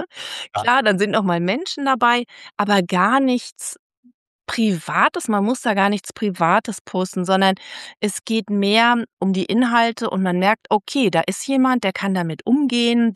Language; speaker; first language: German; native; German